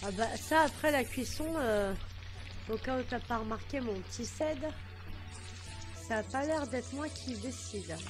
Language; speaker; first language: French; native; French